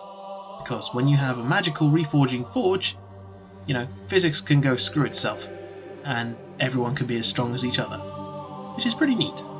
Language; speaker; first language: English; native; English